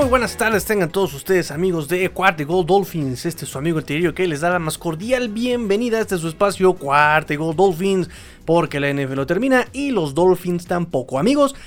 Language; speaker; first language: Spanish; native; Spanish